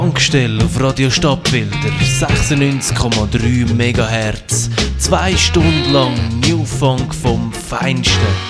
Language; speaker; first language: German; native; German